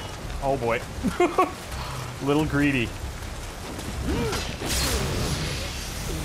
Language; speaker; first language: English; native; English